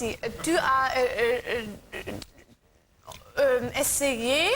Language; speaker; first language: French; non-native, learner; German